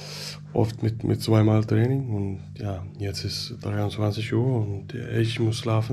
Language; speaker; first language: German; non-native, learner; Danish